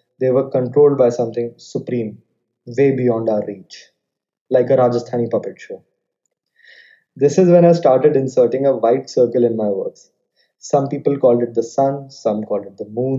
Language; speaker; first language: English; non-native, local second language; Hindi